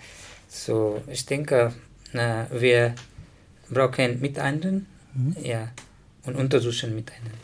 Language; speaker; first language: German; non-native, learner; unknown